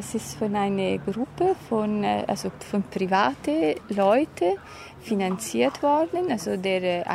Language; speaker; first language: German; non-native, fluent; Italian